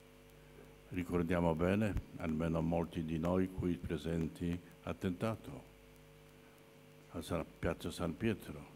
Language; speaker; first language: Italian; non-native, fluent; Polish